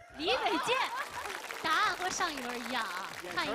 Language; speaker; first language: Chinese; native; Chinese